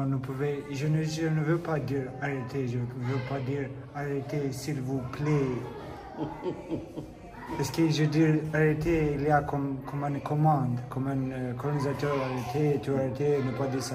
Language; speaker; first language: French; non-native, learner; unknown